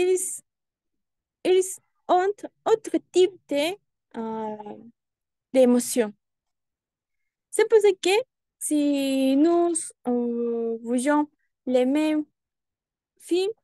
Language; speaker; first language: French; non-native, learner; Spanish